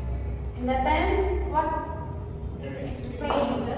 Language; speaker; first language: English; non-native, local second language; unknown